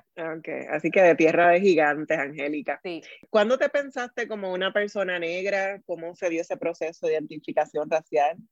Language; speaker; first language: Spanish; native; Spanish